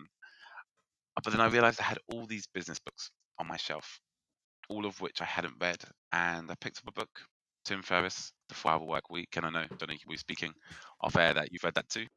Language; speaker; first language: English; native; English